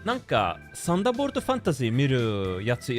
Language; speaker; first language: Japanese; non-native, learner; English